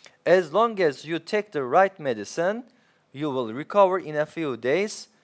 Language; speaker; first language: English; non-native, fluent; Turkish